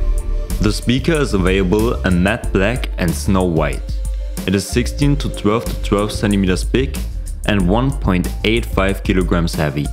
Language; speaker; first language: English; non-native, fluent; German